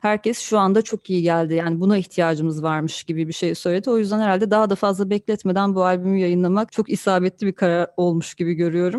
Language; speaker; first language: Turkish; native; Turkish